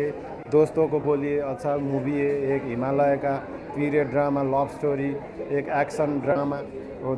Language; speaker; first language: Hindi; non-native, fluent; Nepali